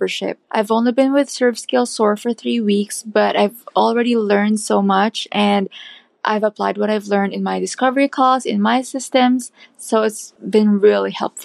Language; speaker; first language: English; non-native, local second language; Filipino